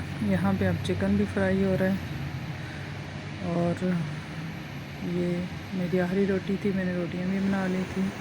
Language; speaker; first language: Hindi; native; Hindi